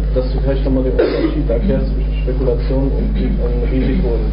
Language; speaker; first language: German; native; German